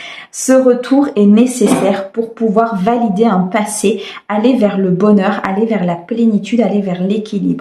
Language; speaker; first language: French; native; French